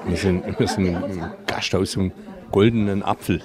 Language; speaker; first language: German; native; German